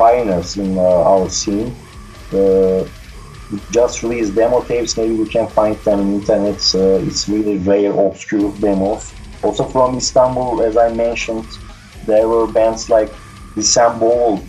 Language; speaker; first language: English; non-native, learner; Turkish